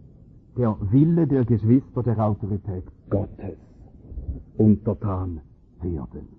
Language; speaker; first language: German; native; German